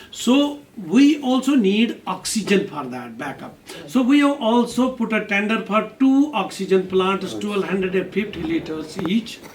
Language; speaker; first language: English; non-native, local second language; Kashmiri